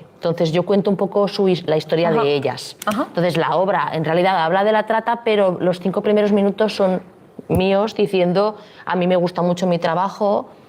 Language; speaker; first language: Spanish; native; Spanish